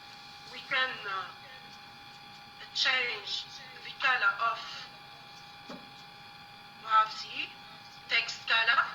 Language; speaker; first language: English; non-native, learner; Arabic